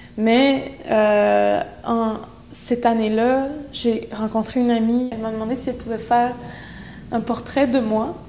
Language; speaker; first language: French; non-native, local second language; Innu-aimun